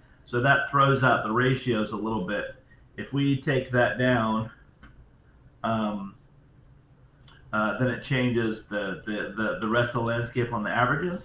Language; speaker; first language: English; native; English